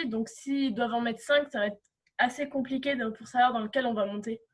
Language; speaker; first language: French; native; French